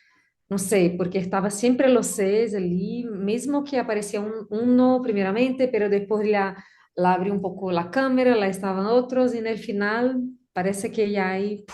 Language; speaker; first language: Spanish; non-native, learner; Portuguese